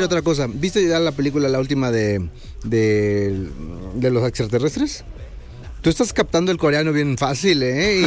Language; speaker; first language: Spanish; native; Spanish